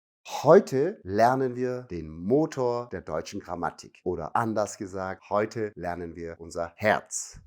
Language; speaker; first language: German; non-native, fluent; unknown